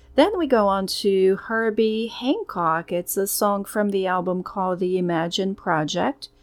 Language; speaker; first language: English; non-native, fluent; Portuguese